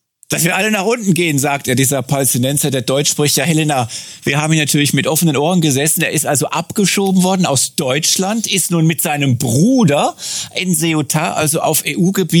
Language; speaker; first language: German; native; German